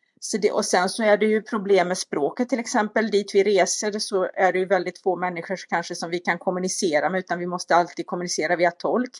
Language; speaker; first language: Swedish; native; Swedish